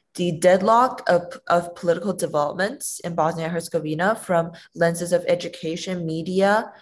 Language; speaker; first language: English; non-native, fluent; Chinese